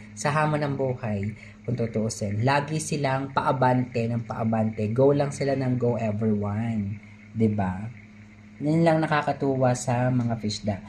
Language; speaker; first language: Filipino; native; Filipino